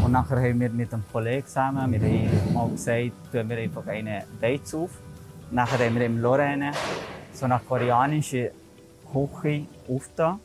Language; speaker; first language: German; non-native, learner; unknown